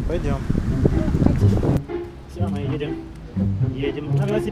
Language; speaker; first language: Russian; native; Russian